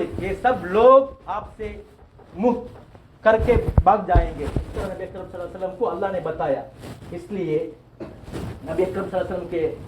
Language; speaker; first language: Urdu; non-native, local second language; Tamil